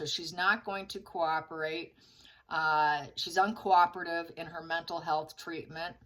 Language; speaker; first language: English; native; English